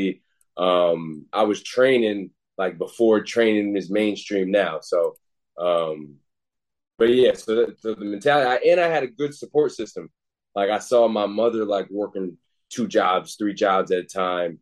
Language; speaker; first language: English; native; English